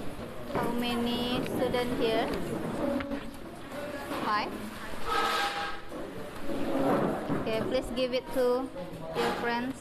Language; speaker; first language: English; non-native, fluent; Indonesian